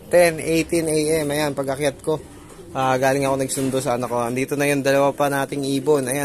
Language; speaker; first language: Filipino; native; Filipino